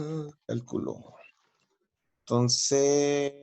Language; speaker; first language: Spanish; native; Spanish